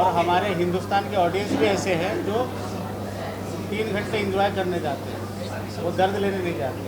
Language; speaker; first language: Hindi; native; Hindi